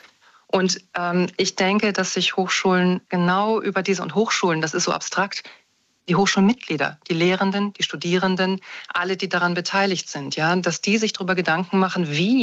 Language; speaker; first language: German; native; German